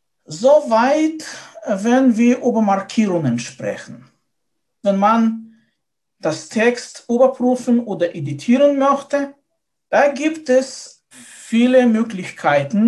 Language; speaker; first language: German; non-native, fluent; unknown